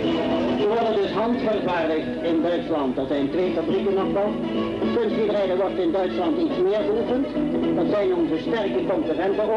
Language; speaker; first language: Dutch; native; Dutch